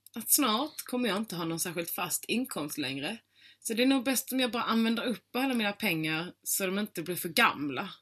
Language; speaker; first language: Swedish; native; Swedish